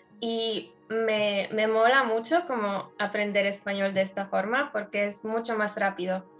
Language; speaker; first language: Spanish; non-native, fluent; Polish